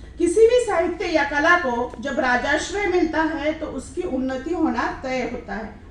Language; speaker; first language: Hindi; non-native, local second language; Marathi